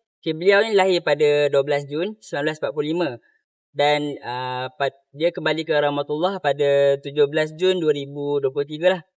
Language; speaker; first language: Malay; native; Malay